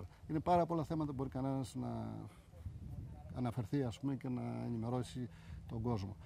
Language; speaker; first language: Greek; native; Greek